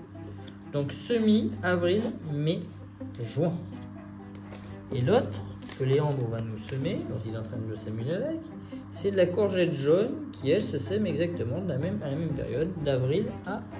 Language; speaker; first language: French; native; French